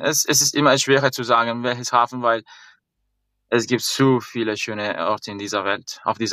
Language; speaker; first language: German; non-native, fluent; Spanish